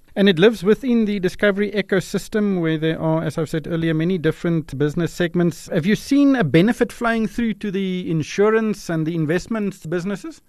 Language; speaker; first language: English; non-native, local second language; Afrikaans